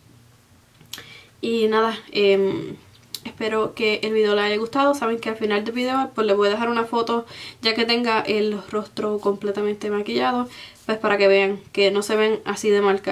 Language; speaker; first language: Spanish; early bilingual, heritage; Spanish